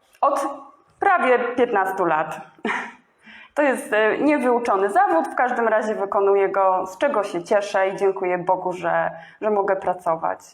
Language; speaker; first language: Polish; native; Polish